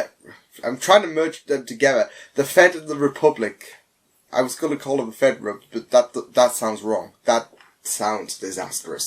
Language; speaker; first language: English; native; English